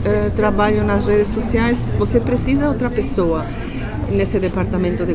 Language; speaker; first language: Portuguese; non-native, fluent; Spanish